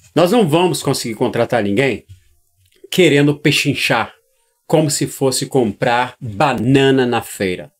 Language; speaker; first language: Portuguese; native; Portuguese